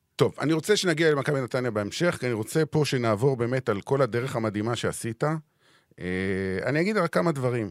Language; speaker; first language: Hebrew; native; Hebrew